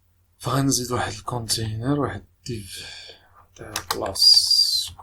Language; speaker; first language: Arabic; native; Arabic